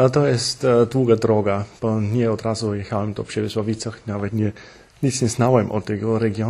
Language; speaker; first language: Polish; non-native, fluent; German